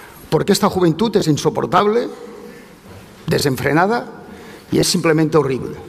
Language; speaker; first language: Spanish; native; Spanish